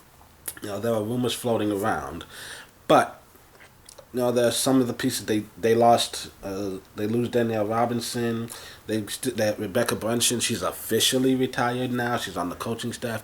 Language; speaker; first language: English; native; English